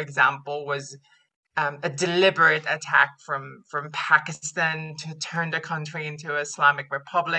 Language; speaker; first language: English; non-native, local second language; Filipino